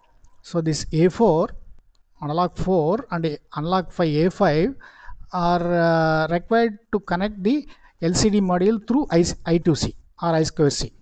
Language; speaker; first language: English; non-native, local second language; Tamil